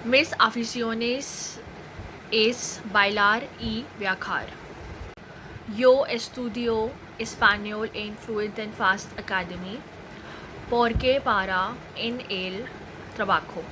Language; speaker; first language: Spanish; non-native, learner; Hindi